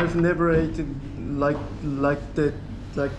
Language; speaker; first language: English; non-native, learner; Korean